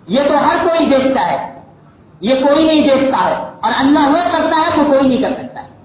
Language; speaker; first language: Urdu; native; Urdu